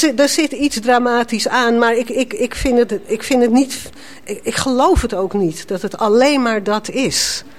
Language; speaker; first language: Dutch; native; Dutch